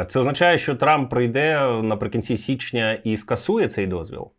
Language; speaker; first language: Ukrainian; native; Ukrainian